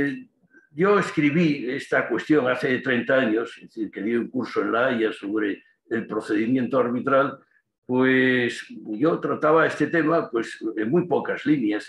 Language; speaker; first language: Spanish; native; Spanish